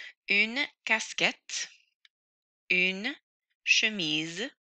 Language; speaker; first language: French; non-native, fluent; English